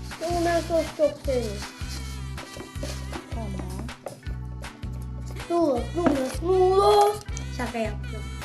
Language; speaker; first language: Turkish; early bilingual, heritage; Turkish